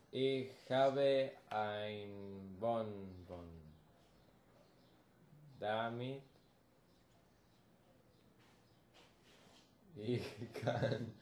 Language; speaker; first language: German; non-native, learner; Spanish